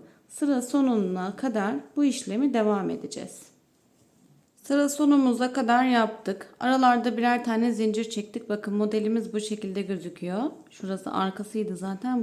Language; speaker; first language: Turkish; native; Turkish